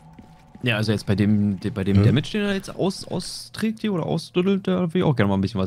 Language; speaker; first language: German; native; German